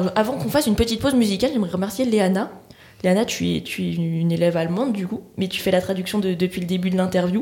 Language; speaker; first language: French; native; French